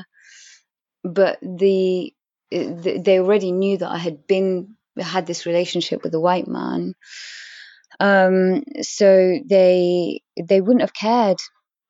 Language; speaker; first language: English; native; English